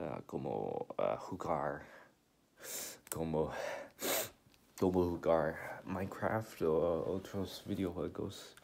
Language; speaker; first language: Spanish; non-native, learner; English